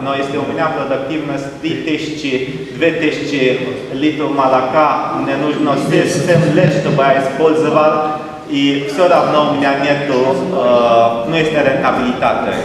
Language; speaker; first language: Russian; non-native, learner; Romanian